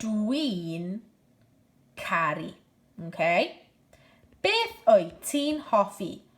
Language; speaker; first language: Welsh; non-native, local second language; English